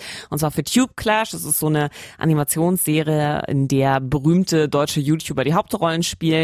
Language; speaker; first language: German; native; German